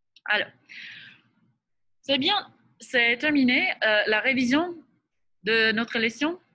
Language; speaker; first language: French; non-native, fluent; English